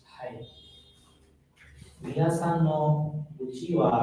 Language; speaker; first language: Japanese; non-native, learner; Bangla